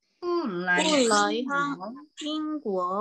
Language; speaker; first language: Chinese; non-native, learner; Korean